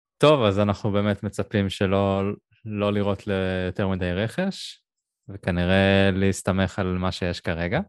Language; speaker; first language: Hebrew; native; Hebrew